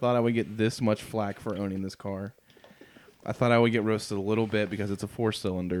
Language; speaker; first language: English; native; English